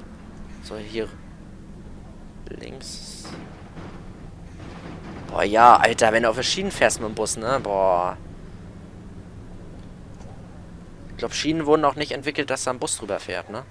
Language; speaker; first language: German; native; German